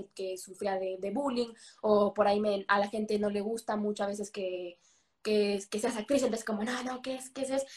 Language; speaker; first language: Spanish; native; Spanish